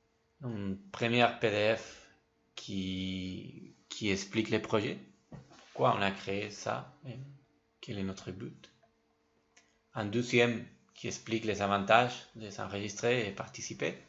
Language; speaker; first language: French; non-native, fluent; Spanish